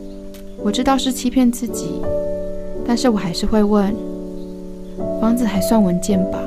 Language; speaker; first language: Chinese; native; Chinese